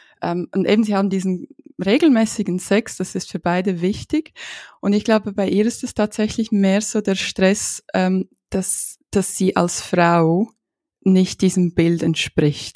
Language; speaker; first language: German; native; German